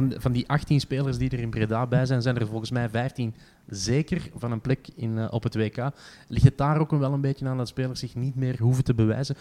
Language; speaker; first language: Dutch; native; Dutch